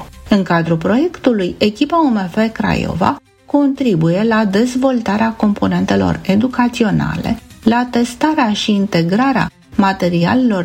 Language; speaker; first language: Romanian; native; Romanian